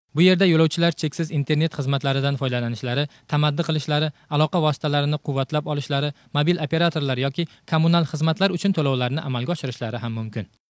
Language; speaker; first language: Uzbek; native; Uzbek